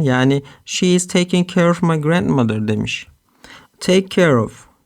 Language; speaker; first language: English; non-native, fluent; Turkish